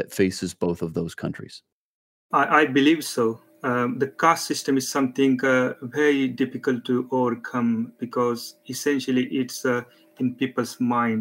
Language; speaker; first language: English; non-native, local second language; Marathi